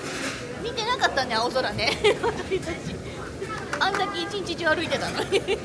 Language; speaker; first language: Japanese; native; Japanese